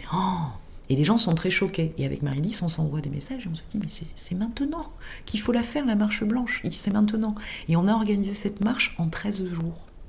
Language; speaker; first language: French; native; French